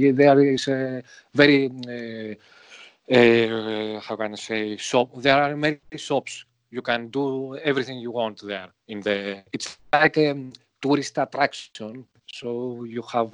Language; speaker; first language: English; non-native, learner; Greek